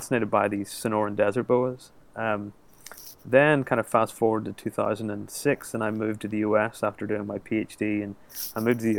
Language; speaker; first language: English; native; English